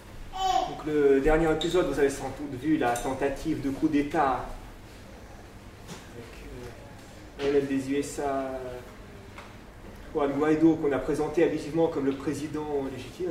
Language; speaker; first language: French; native; French